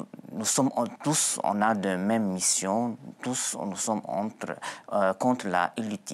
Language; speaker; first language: French; non-native, local second language; Arabic